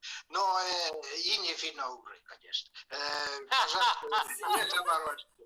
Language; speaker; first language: Russian; non-native, fluent; Estonian